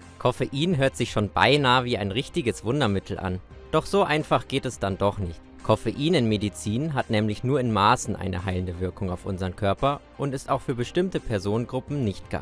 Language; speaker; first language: German; native; German